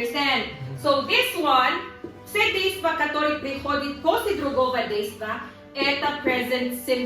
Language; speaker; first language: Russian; non-native, learner; Tajik